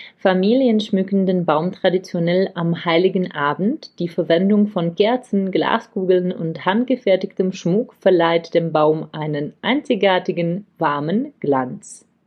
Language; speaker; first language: German; non-native, fluent; Czech